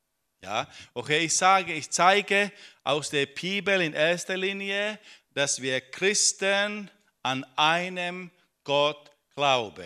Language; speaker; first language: German; non-native, fluent; Finnish